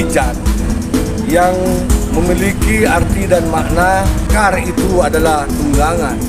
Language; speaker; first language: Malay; non-native, local second language; Sasak